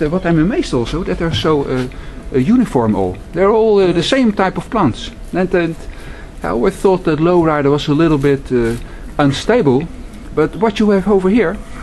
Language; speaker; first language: English; non-native, fluent; Dutch